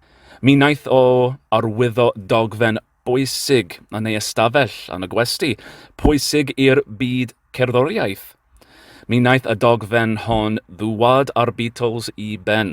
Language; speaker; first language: Welsh; non-native, learner; English